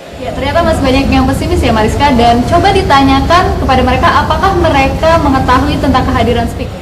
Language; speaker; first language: Indonesian; native; Indonesian